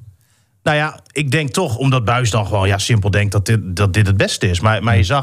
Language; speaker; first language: Dutch; native; Dutch